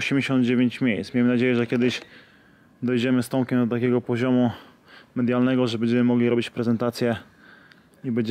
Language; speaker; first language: Polish; native; Polish